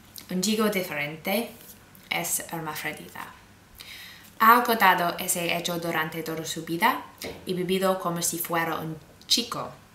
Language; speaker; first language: Spanish; non-native, learner; English